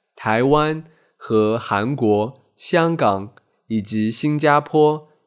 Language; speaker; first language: Chinese; native; Chinese